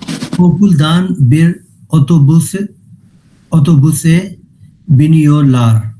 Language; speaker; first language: Turkish; non-native, learner; Urdu